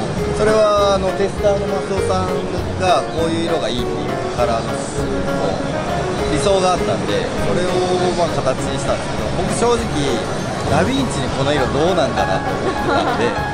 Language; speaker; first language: Japanese; native; Japanese